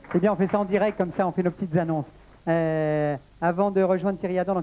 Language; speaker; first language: French; native; French